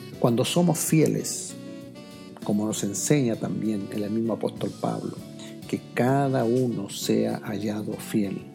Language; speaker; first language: Spanish; native; Spanish